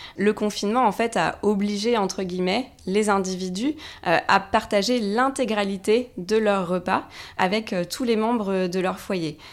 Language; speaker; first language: French; native; French